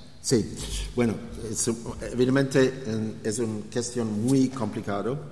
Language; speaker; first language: Spanish; non-native, learner; English